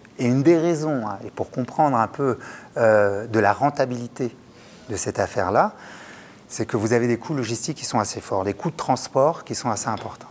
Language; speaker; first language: French; native; French